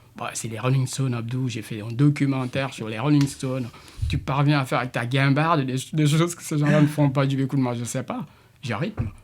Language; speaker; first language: French; non-native, local second language; Jola-Fonyi